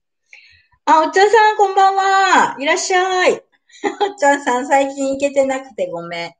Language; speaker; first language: Japanese; native; Japanese